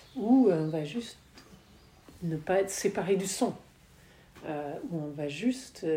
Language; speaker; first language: French; native; French